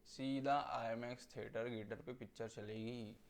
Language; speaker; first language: Hindi; non-native, local second language; Marathi